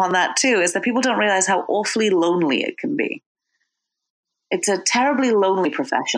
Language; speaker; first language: English; native; English